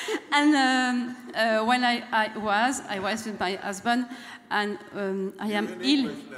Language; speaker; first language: English; non-native, learner; French